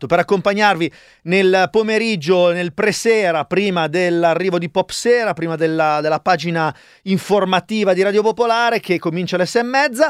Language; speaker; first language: Italian; native; Italian